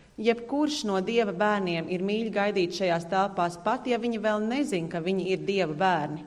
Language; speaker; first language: Latvian; native; Latvian